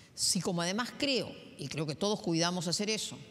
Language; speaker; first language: Spanish; native; Spanish